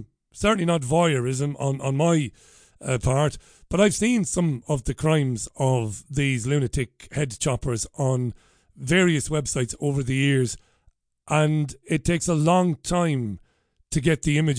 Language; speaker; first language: English; non-native, local second language; Irish